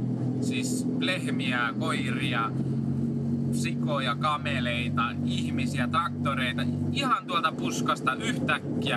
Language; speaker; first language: Finnish; native; Finnish